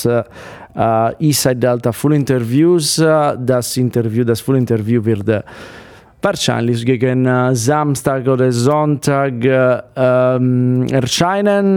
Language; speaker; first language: German; non-native, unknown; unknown